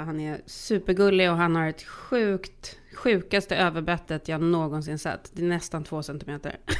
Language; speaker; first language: Swedish; native; Swedish